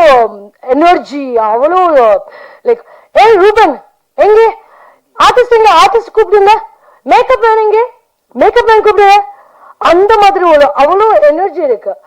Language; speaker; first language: Tamil; non-native, learner; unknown